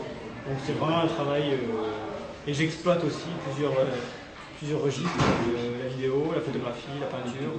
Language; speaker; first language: French; native; French